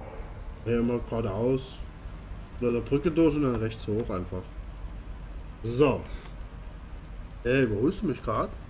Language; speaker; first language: German; native; German